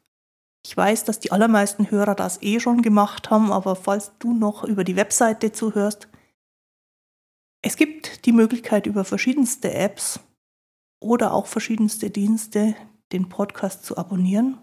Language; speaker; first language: German; native; German